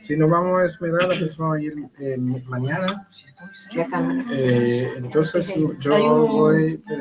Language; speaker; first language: Spanish; non-native, learner; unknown